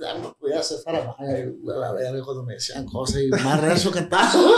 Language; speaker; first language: Spanish; early bilingual, other home language; English